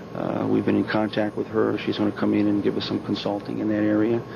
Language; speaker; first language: English; native; English